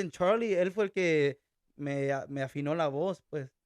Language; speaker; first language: Spanish; early bilingual, heritage; Spanish